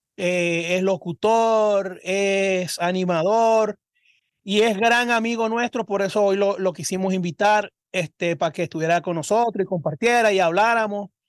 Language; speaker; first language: Spanish; native; Spanish